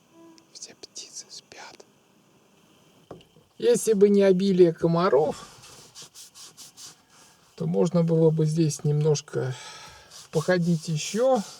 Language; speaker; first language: Russian; native; Russian